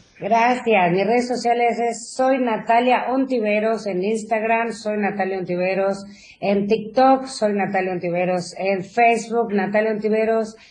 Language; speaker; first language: Spanish; native; Spanish